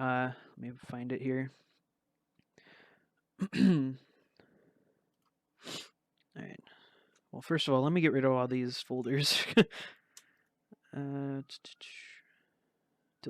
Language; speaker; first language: English; native; English